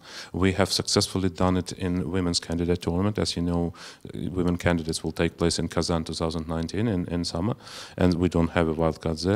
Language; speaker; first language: English; non-native, fluent; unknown